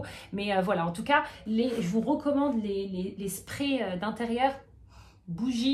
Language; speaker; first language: French; native; French